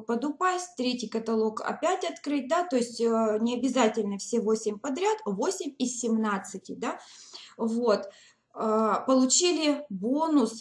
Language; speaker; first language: Russian; native; Russian